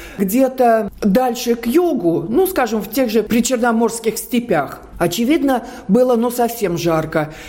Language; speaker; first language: Russian; non-native, local second language; Latvian